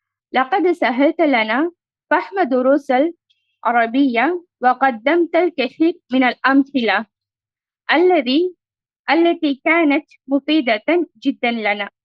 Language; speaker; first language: Arabic; non-native, learner; Tamil